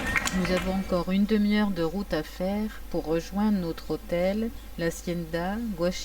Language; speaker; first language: French; native; French